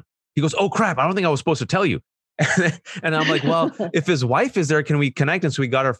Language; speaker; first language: English; early bilingual, other home language; Urdu